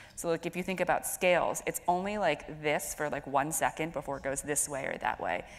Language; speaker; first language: English; native; English